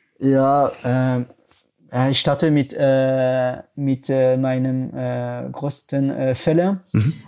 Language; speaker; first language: German; non-native, fluent; French